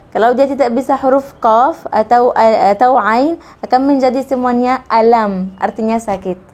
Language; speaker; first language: Indonesian; non-native, fluent; Arabic